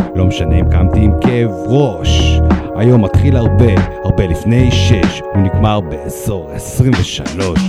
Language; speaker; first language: Hebrew; non-native, fluent; Russian